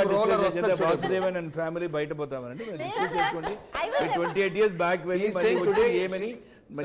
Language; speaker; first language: Telugu; non-native, local second language; Tamil